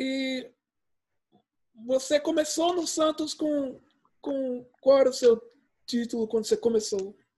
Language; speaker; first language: Portuguese; early bilingual, heritage; Portuguese